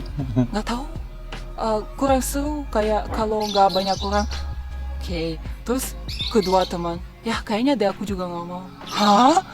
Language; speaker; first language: Indonesian; non-native, fluent; Russian